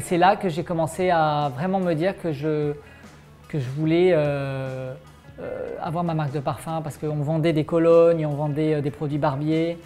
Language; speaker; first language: French; native; French